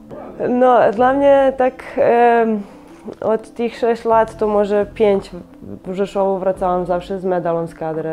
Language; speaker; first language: Polish; non-native, fluent; Serbian